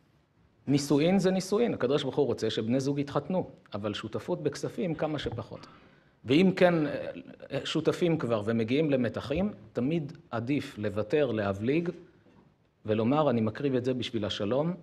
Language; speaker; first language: Hebrew; native; Hebrew